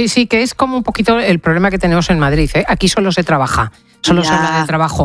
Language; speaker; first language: Spanish; native; Spanish